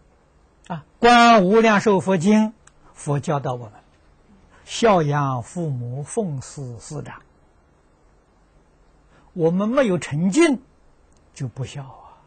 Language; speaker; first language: Chinese; native; Chinese